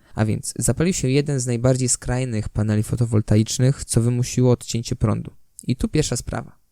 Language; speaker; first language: Polish; native; Polish